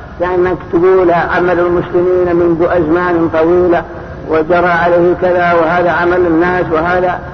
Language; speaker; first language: Arabic; native; Arabic